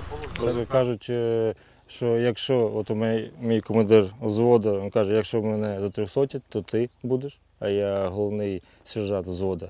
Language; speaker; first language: Ukrainian; non-native, local second language; Russian